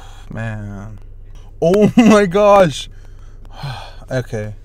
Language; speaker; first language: English; early bilingual, other home language; Spanish